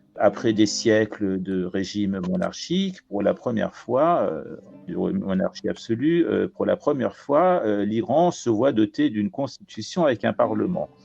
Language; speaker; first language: French; early bilingual, other home language; Persian